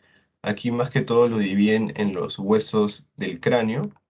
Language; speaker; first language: Spanish; native; Spanish